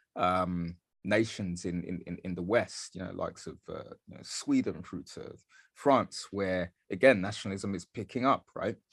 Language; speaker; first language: English; native; English